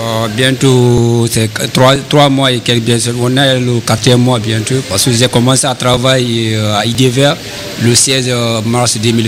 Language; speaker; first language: French; non-native, fluent; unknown